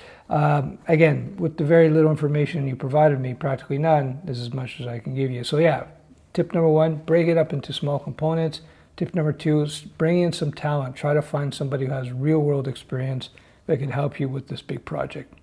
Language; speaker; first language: English; native; English